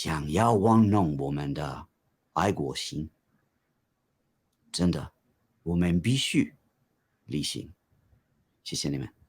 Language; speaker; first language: Chinese; non-native, fluent; English